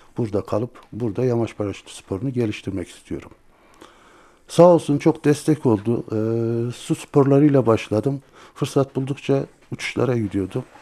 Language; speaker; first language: Turkish; native; Turkish